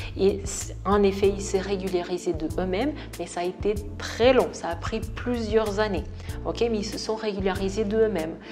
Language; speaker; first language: French; non-native, fluent; Portuguese